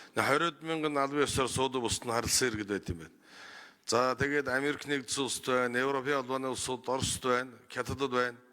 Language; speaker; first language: Mongolian; non-native, local second language; Kazakh